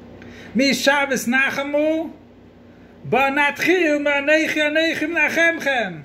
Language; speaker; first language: Hebrew; non-native, fluent; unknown